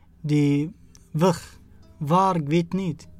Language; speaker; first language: Dutch; non-native, learner; Arabic